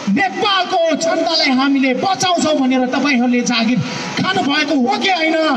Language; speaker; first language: Nepali; non-native, local second language; Newari